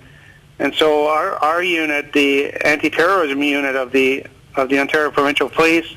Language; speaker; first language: English; native; English